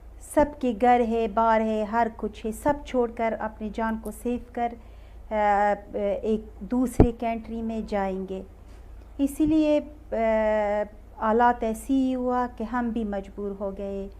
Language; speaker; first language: Hindi; non-native, learner; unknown